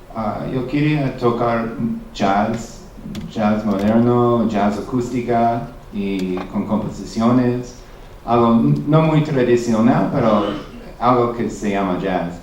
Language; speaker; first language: Spanish; non-native, fluent; English